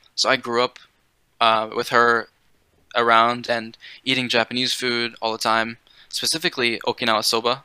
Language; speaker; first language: English; native; English